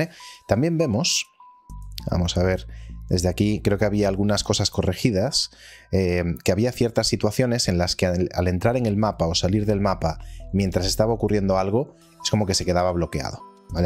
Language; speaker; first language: Spanish; native; Spanish